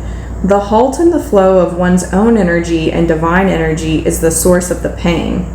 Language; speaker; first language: English; native; English